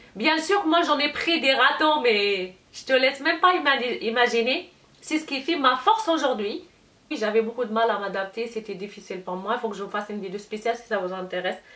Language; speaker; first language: French; non-native, local second language; Arabic